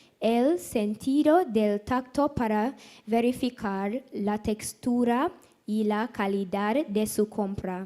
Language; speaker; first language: Spanish; non-native, learner; English